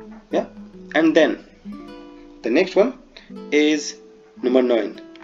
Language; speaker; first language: English; non-native, local second language; Hindi